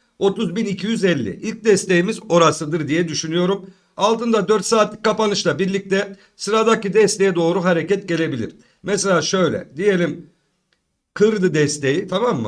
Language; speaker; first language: Turkish; native; Turkish